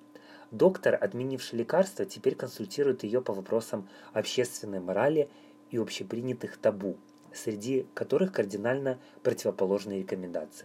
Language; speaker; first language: Russian; native; Russian